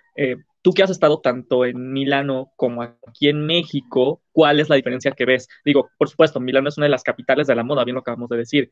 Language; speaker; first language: Spanish; native; Spanish